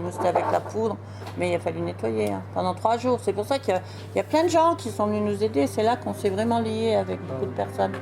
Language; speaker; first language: French; native; French